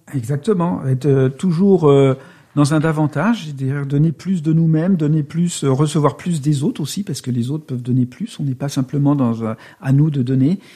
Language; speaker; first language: French; native; French